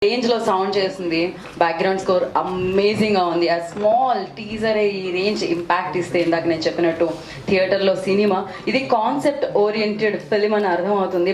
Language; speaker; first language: Telugu; native; Telugu